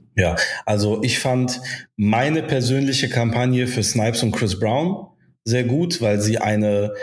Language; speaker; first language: German; early bilingual, other home language; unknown